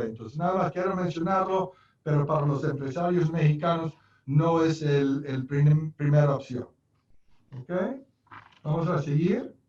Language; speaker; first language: Spanish; non-native, fluent; English